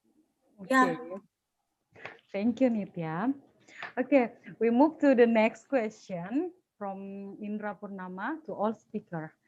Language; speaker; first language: English; non-native, fluent; Indonesian